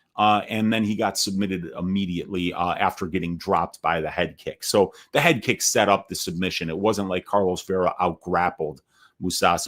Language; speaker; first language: English; native; English